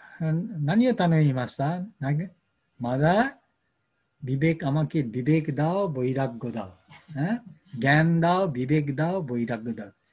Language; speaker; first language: Japanese; non-native, learner; Bangla